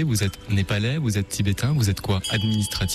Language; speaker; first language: French; native; French